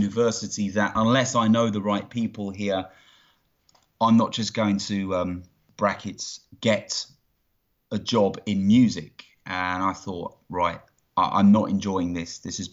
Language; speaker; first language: English; native; English